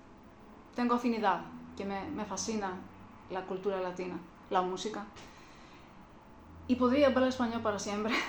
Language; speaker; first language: Spanish; non-native, fluent; Greek